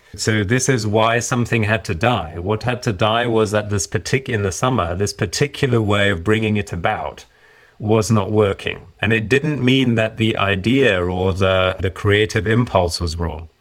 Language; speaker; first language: English; early bilingual, other home language; German